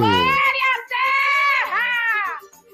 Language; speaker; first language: Portuguese; native; Portuguese